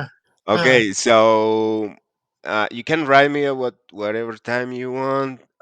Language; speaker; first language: English; non-native, fluent; Spanish